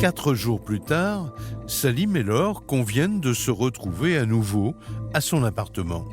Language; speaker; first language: French; native; French